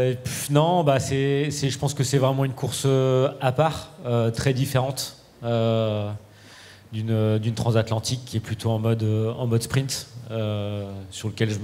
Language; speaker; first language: French; native; French